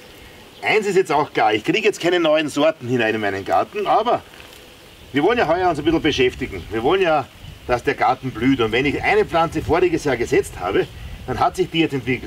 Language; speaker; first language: German; native; German